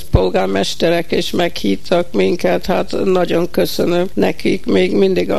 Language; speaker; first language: Hungarian; early bilingual, heritage; Hungarian